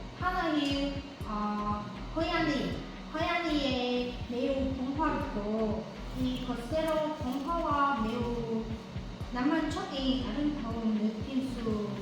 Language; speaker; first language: Korean; non-native, learner; Vietnamese